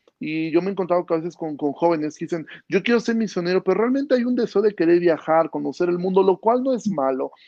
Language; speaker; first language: Spanish; native; Spanish